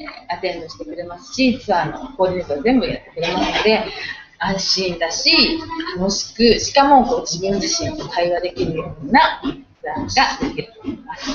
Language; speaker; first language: Japanese; native; Japanese